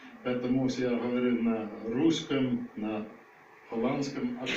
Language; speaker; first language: Russian; non-native, learner; Dutch